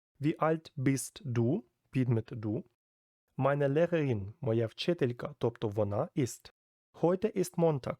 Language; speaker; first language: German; non-native, fluent; Ukrainian